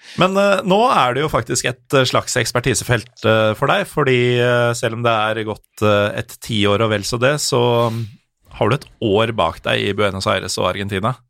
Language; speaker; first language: Norwegian; native; Norwegian